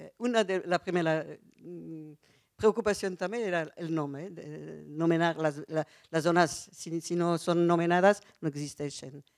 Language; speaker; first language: Catalan; non-native, fluent; French